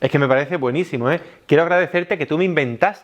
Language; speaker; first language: Spanish; native; Spanish